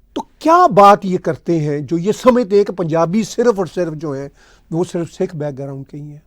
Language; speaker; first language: Urdu; non-native, local second language; Punjabi